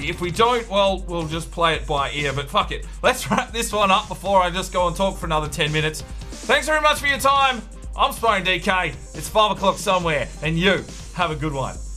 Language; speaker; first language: English; native; English